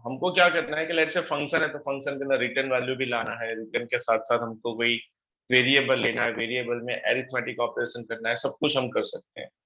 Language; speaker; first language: Hindi; non-native, local second language; Gujarati